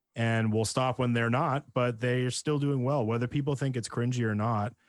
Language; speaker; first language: English; native; English